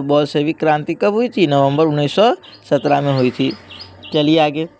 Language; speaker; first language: Hindi; native; Hindi